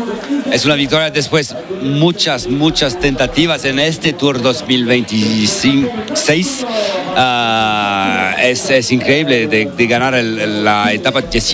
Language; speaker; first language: Spanish; non-native, learner; French